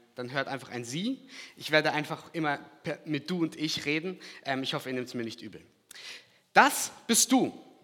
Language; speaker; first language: German; early bilingual, other home language; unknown